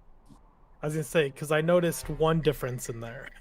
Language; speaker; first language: English; native; English